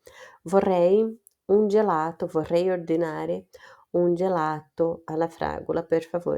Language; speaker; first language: Italian; non-native, fluent; Portuguese